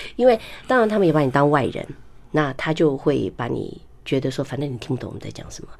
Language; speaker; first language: Chinese; native; Chinese